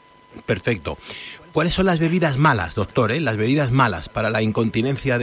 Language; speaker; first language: Spanish; native; Spanish